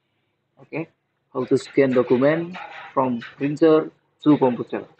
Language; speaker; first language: English; non-native, learner; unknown